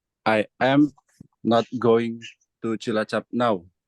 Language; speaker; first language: English; non-native, learner; Indonesian